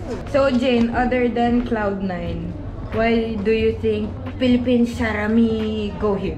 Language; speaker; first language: English; non-native, local second language; Filipino